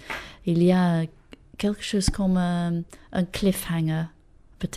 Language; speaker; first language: French; non-native, fluent; English